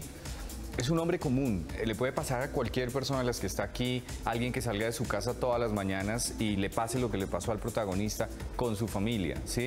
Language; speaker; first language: Spanish; native; Spanish